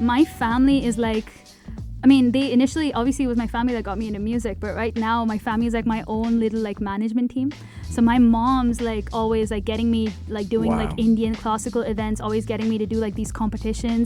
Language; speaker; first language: English; non-native, local second language; Tamil